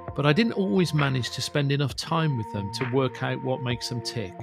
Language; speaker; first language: English; native; English